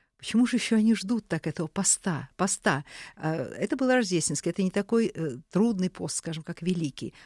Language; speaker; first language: Russian; native; Russian